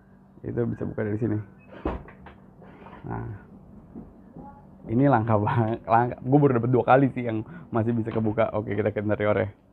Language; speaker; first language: Indonesian; native; Indonesian